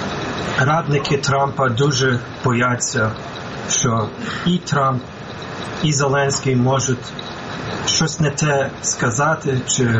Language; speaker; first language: Ukrainian; non-native, fluent; English